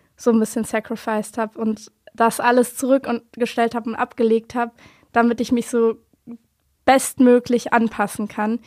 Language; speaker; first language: German; native; German